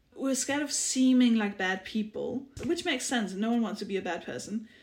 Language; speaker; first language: English; non-native, fluent; Danish